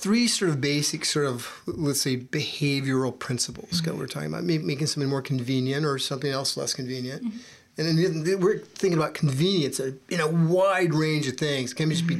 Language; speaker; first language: English; native; English